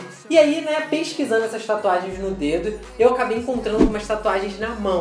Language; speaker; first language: Portuguese; native; Portuguese